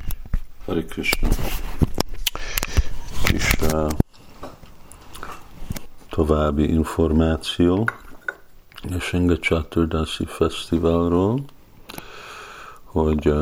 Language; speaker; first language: Hungarian; early bilingual, heritage; Hungarian